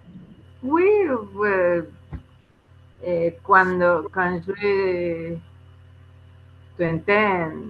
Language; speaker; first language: French; non-native, learner; Spanish